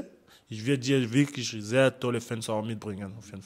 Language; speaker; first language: German; non-native, learner; French